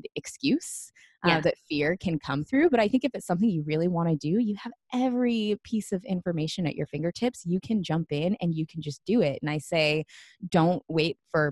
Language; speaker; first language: English; native; English